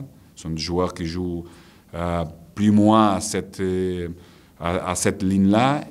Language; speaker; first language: French; non-native, fluent; Portuguese